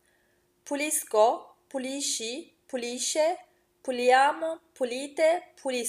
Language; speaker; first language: Italian; non-native, fluent; Turkish